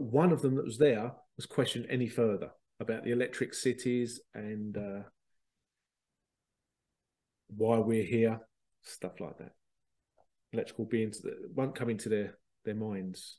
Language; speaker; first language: English; native; English